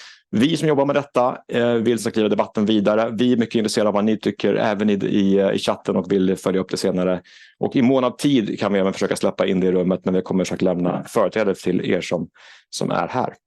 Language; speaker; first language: Swedish; native; Swedish